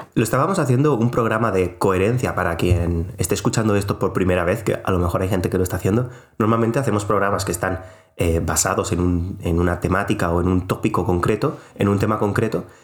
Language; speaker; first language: Spanish; non-native, local second language; Catalan